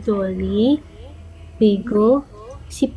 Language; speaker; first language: Korean; non-native, learner; Indonesian